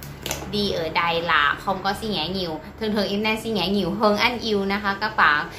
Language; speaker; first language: Vietnamese; non-native, learner; Thai